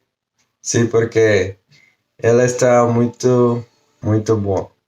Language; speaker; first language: Portuguese; non-native, learner; Spanish